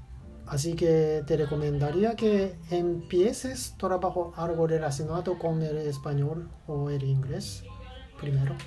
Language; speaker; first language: Spanish; non-native, learner; Japanese